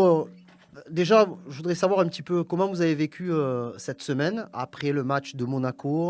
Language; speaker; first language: French; native; French